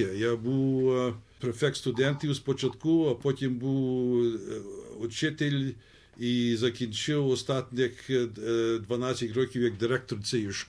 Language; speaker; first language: Ukrainian; early bilingual, heritage; Ukrainian